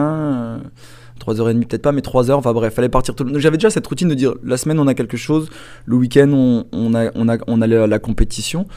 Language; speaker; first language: French; native; French